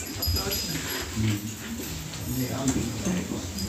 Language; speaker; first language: German; non-native, fluent; Russian